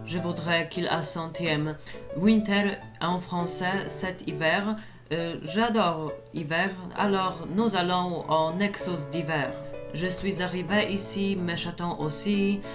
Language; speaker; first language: French; non-native, learner; Polish